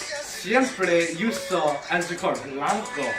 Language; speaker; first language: Spanish; non-native, learner; English